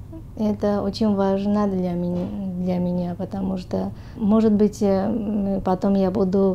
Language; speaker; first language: Russian; non-native, fluent; Armenian